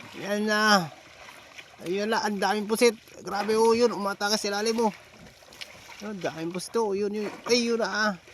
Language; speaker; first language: Filipino; native; Filipino